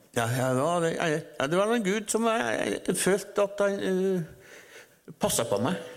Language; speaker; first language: Norwegian; native; Norwegian